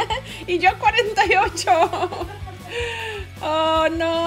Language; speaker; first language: Spanish; native; Spanish